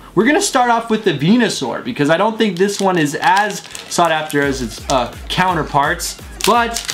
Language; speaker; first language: English; native; English